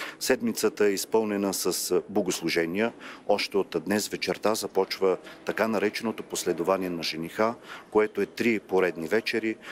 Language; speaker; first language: Bulgarian; native; Bulgarian